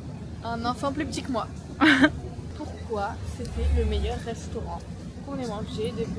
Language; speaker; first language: French; native; French